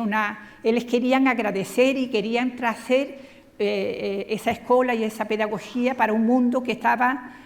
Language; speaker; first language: Portuguese; non-native, fluent; Spanish